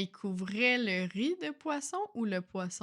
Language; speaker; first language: French; native; French